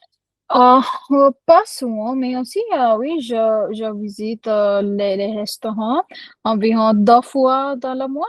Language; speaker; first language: French; non-native, learner; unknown